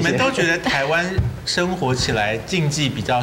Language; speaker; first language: Chinese; native; Chinese